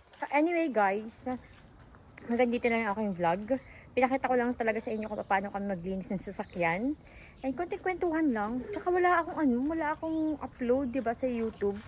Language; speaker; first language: Filipino; native; Filipino